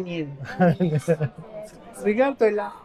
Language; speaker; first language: French; non-native, fluent; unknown